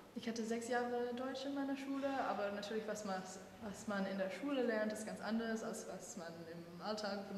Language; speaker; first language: German; non-native, fluent; English